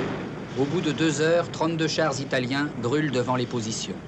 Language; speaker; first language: French; native; French